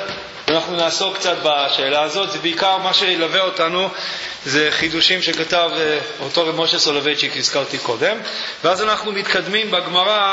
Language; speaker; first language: Hebrew; native; Hebrew